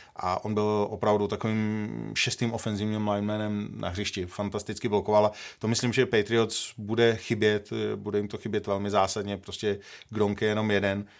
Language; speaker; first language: Czech; native; Czech